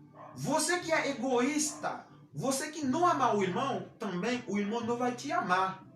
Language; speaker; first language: Portuguese; non-native, learner; Haitian Creole